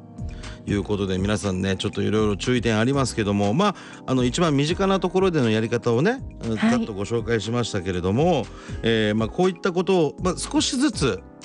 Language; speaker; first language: Japanese; native; Japanese